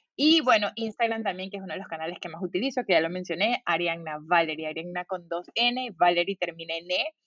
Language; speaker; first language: Spanish; native; Spanish